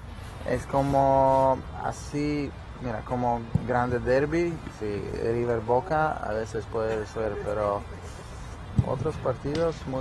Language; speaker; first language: Spanish; non-native, learner; Latvian